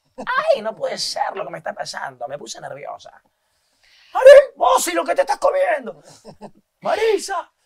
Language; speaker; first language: Spanish; native; Spanish